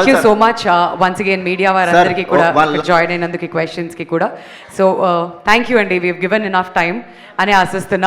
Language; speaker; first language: Telugu; native; Telugu